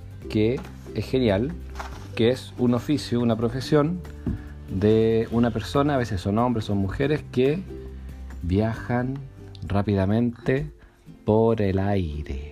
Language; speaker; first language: Spanish; native; Spanish